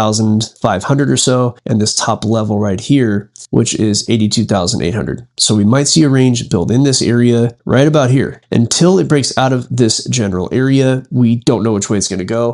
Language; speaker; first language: English; native; English